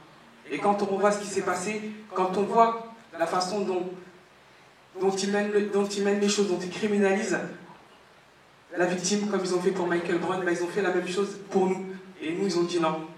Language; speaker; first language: French; native; French